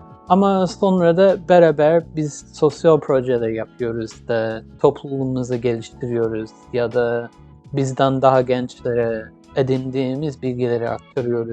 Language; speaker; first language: Turkish; early bilingual, heritage; English